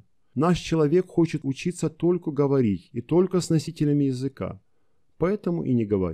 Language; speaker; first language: Russian; native; Russian